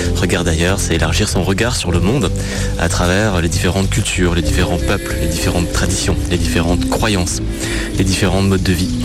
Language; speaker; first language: French; native; French